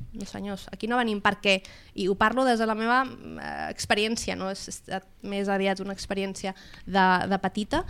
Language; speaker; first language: Catalan; native; Catalan